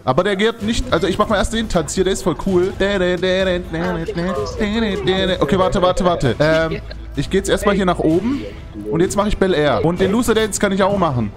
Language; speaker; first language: German; native; German